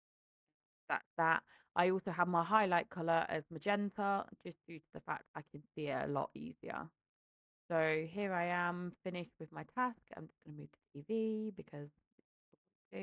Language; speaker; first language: English; native; English